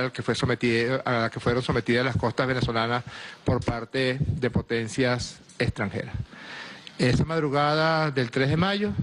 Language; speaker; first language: Spanish; native; Spanish